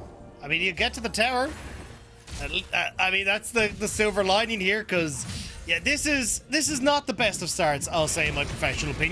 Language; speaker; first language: English; native; English